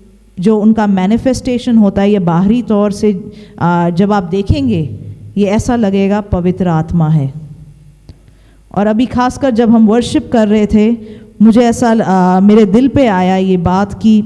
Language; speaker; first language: Hindi; native; Hindi